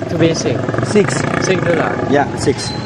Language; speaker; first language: English; non-native, learner; French